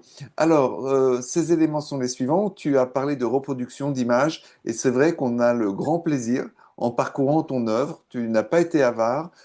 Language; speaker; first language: French; native; French